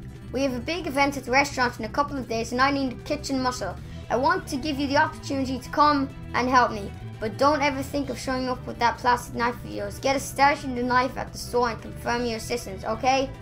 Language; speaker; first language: English; native; English